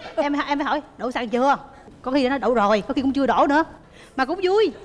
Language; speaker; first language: Vietnamese; native; Vietnamese